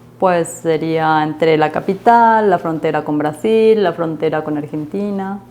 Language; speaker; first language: Spanish; native; Spanish